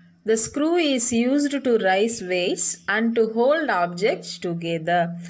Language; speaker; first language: English; non-native, local second language; Tamil